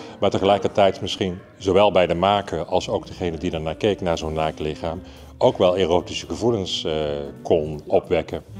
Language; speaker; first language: Dutch; native; Dutch